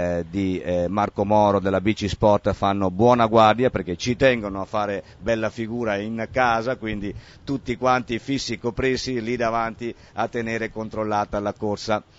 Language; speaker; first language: Italian; native; Italian